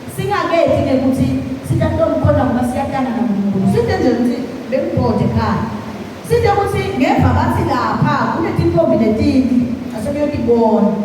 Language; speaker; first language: Zulu; non-native, local second language; Swati